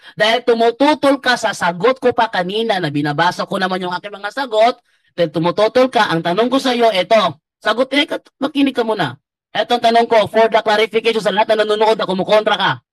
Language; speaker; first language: Filipino; native; Filipino